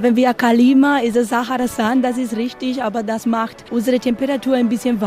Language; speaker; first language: German; non-native, learner; Spanish